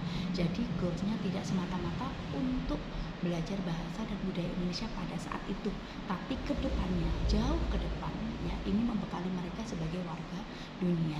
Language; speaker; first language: Indonesian; native; Indonesian